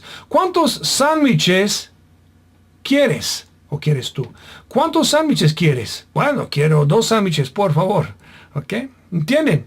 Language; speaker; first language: Spanish; non-native, fluent; English